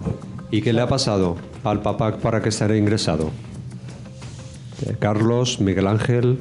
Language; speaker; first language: Spanish; native; Spanish